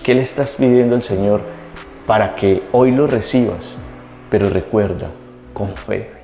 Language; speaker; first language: Spanish; native; Spanish